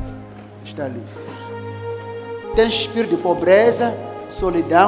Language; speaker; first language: Portuguese; non-native, local second language; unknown